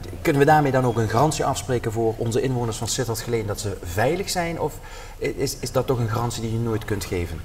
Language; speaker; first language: Dutch; native; Dutch